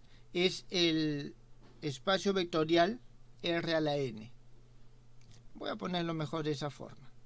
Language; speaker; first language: Spanish; native; Spanish